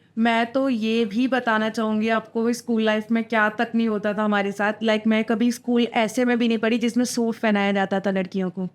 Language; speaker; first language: Hindi; native; Hindi